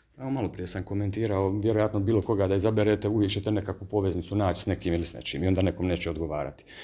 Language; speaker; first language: Bosnian; native; Bosnian